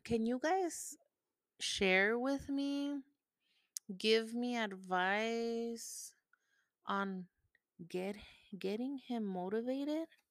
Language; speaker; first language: English; early bilingual, other home language; Spanish